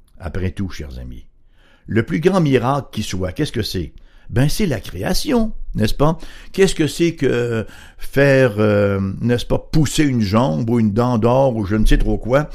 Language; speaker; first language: French; native; French